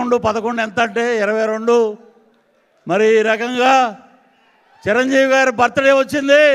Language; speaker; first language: Telugu; native; Telugu